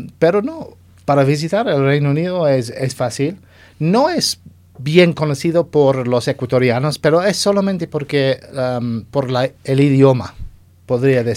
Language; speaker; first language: Spanish; non-native, fluent; English